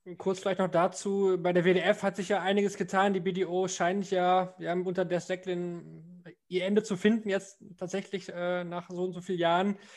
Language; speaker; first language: German; native; German